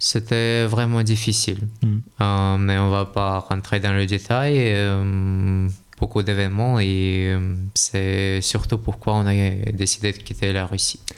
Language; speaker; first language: French; non-native, fluent; Russian